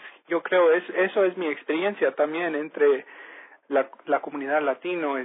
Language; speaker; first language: Spanish; early bilingual, heritage; Spanish